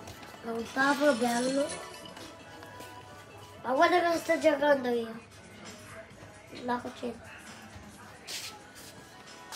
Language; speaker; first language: Italian; non-native, learner; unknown